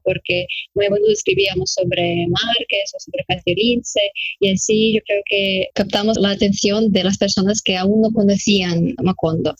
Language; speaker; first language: Spanish; non-native, fluent; Ukrainian